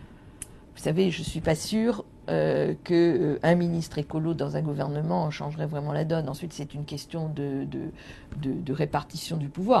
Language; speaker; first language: French; native; French